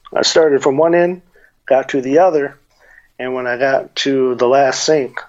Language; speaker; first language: English; native; English